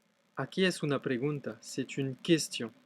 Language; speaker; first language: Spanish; non-native, fluent; French